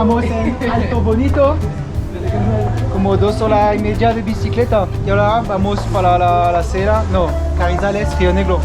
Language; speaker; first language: Spanish; non-native, learner; French